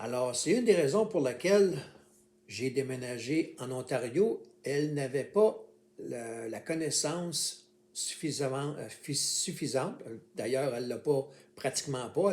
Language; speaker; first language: French; native; French